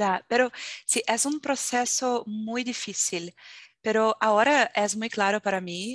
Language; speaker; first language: Spanish; non-native, fluent; Portuguese